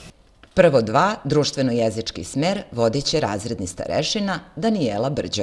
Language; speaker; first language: Serbian; native; Serbian